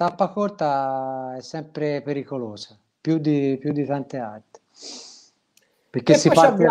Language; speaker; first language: Italian; native; Italian